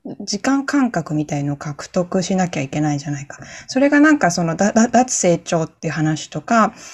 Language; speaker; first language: Japanese; native; Japanese